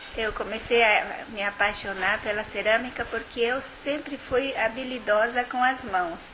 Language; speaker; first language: Portuguese; early bilingual, other home language; Japanese